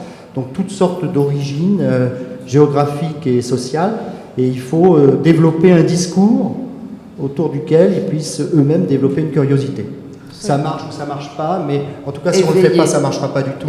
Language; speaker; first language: French; native; French